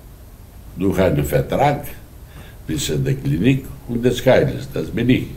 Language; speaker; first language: German; non-native, fluent; Greek